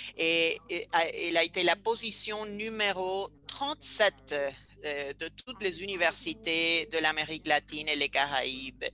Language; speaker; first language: French; non-native, fluent; Spanish